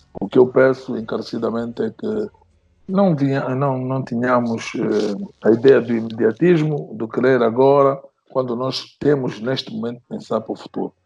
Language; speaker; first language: Portuguese; native; Portuguese